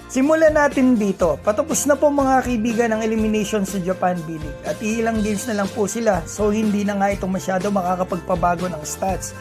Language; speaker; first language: Filipino; native; Filipino